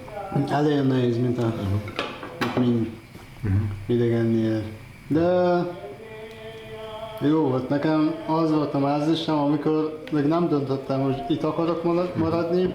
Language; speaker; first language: Hungarian; non-native, fluent; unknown